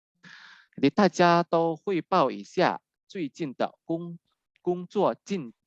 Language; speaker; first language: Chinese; non-native, fluent; Indonesian